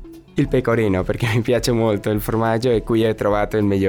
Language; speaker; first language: Italian; non-native, learner; Spanish